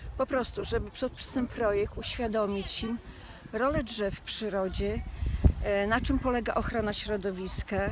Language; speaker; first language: Polish; native; Polish